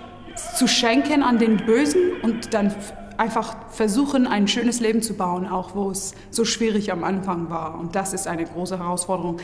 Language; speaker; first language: German; non-native, fluent; English